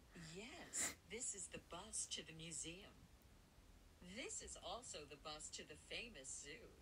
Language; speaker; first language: English; non-native, learner; Japanese